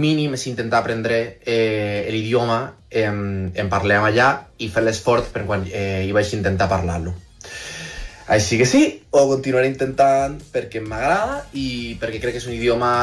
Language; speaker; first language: Catalan; non-native, local second language; Spanish